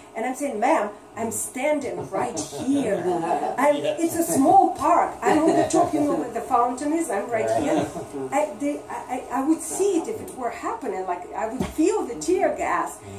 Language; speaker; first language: English; non-native, fluent; Russian